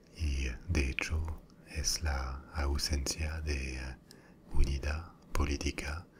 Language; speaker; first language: Spanish; non-native, fluent; French